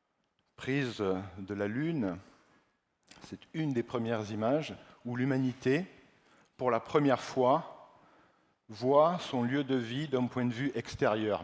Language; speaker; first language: French; native; French